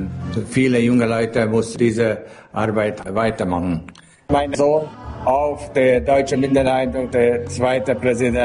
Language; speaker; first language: German; non-native, local second language; Hungarian